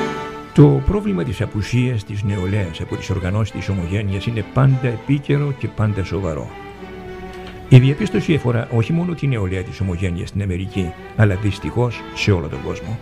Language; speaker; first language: Greek; native; Greek